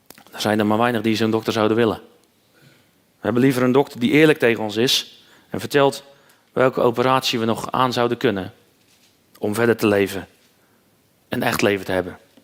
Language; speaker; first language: Dutch; native; Dutch